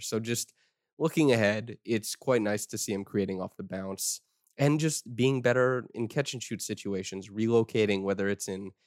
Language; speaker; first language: English; native; English